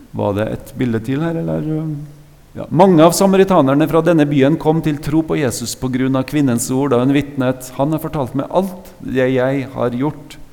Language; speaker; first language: Norwegian; native; Norwegian